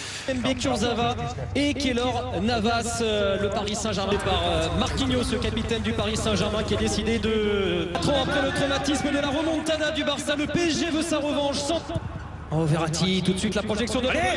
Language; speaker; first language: French; native; French